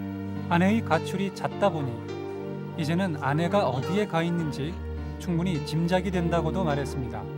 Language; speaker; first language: Korean; native; Korean